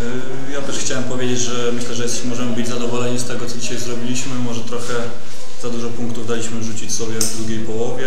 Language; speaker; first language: Polish; native; Polish